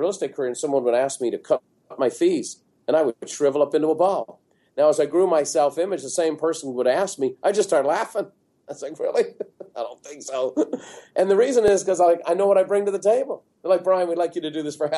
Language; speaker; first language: English; native; English